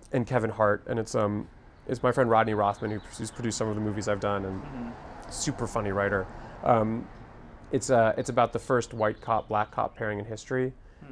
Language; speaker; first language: English; native; English